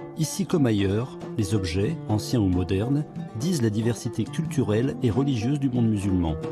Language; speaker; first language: French; native; French